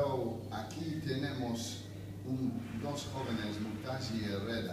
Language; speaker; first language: Spanish; non-native, fluent; English